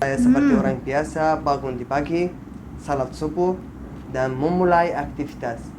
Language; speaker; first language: Indonesian; non-native, fluent; Arabic